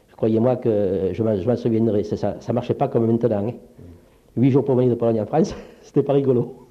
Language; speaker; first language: French; early bilingual, other home language; Polish